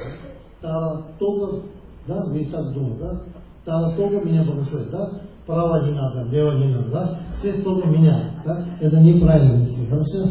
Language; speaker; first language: Russian; non-native, learner; Tibetan